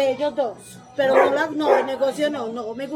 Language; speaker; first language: Spanish; native; Spanish